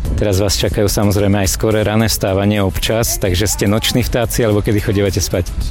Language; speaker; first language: Slovak; native; Slovak